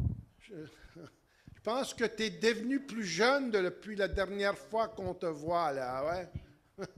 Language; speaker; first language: French; native; French